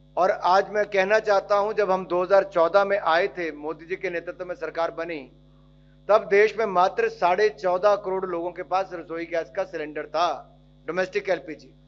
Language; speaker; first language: Hindi; native; Hindi